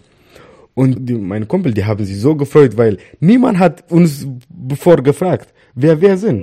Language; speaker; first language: German; non-native, learner; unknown